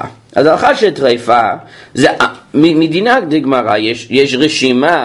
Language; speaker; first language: Hebrew; non-native, fluent; English